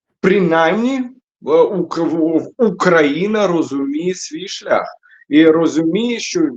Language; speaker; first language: Ukrainian; non-native, local second language; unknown